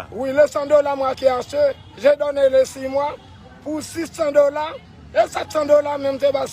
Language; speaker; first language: French; non-native, learner; Haitian Creole